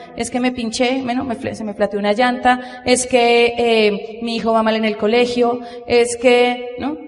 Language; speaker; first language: Spanish; native; Spanish